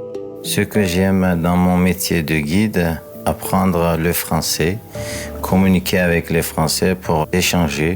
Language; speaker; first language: French; non-native, fluent; Uzbek